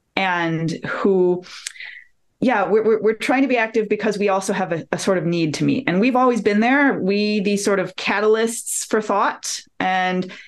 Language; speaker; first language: English; native; English